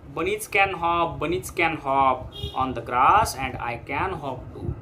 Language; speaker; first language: English; non-native, local second language; Marathi